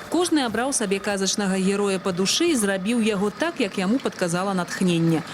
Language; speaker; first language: Belarusian; native; Belarusian